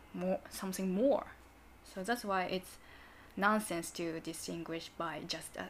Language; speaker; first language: English; non-native, learner; Japanese